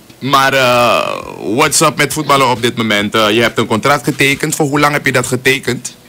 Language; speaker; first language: Dutch; native; Dutch